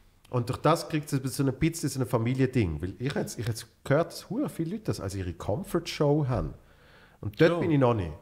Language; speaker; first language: German; native; German